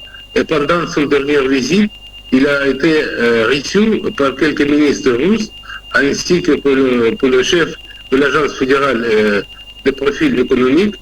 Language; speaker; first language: French; non-native, fluent; Russian